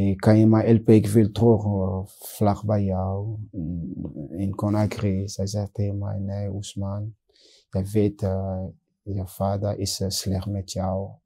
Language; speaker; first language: Dutch; non-native, learner; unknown